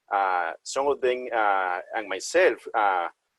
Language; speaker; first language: English; non-native, fluent; Spanish